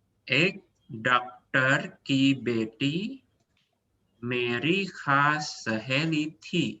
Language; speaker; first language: Hindi; non-native, fluent; Indonesian